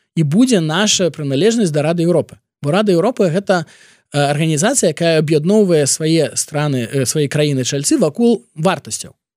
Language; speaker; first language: Belarusian; non-native, local second language; Russian